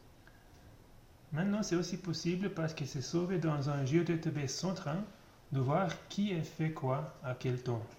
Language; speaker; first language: French; non-native, learner; German